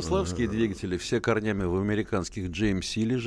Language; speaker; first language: Russian; native; Russian